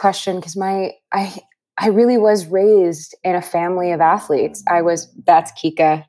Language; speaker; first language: English; native; English